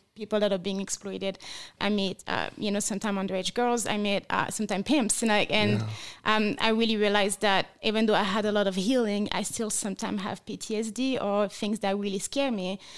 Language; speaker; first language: English; non-native, fluent; French